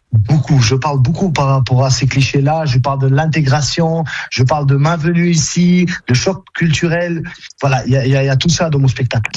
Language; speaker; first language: French; non-native, fluent; Albanian